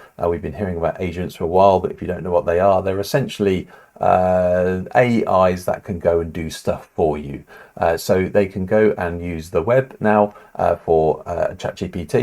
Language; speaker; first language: English; native; English